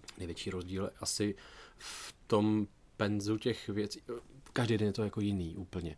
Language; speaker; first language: Czech; native; Czech